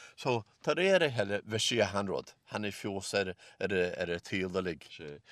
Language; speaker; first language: Irish; native; Irish